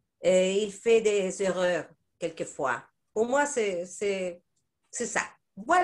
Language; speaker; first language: French; non-native, fluent; Spanish